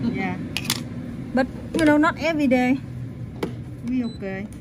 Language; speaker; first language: English; non-native, learner; Vietnamese